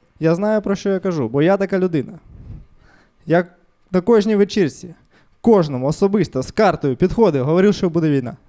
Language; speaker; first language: Ukrainian; non-native, local second language; Russian